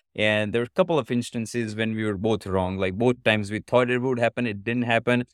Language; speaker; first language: English; non-native, local second language; Gujarati